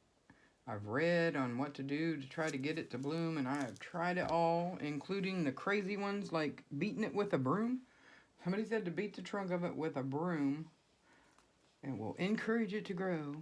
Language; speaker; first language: English; native; English